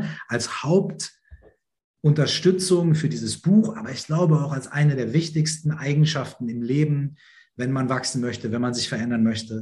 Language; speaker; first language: German; native; German